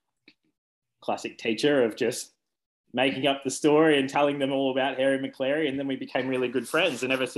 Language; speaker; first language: English; native; English